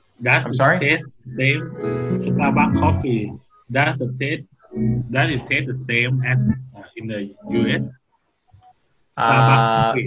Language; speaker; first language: English; non-native, learner; Thai